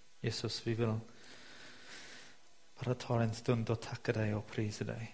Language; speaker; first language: Swedish; non-native, fluent; English